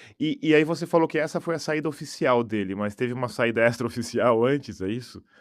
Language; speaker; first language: Portuguese; native; Portuguese